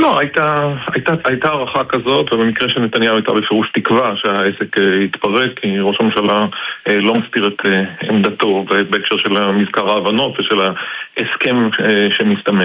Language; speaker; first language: Hebrew; native; Hebrew